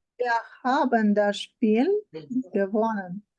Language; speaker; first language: German; non-native, learner; Ukrainian